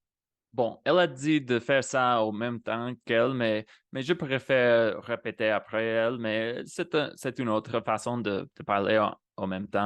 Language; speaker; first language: French; non-native, fluent; Spanish